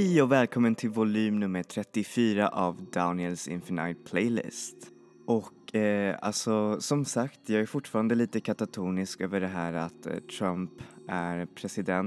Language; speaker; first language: Swedish; native; Swedish